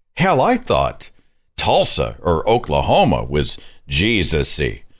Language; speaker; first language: English; native; English